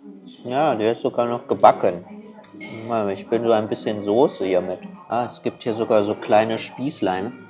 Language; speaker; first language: German; non-native, fluent; Chinese